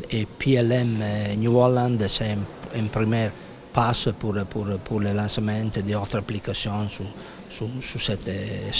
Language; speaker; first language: French; non-native, fluent; Italian